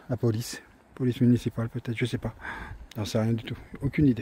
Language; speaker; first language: French; native; French